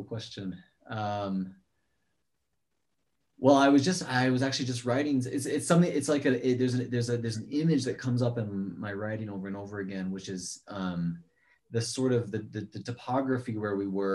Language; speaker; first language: English; native; English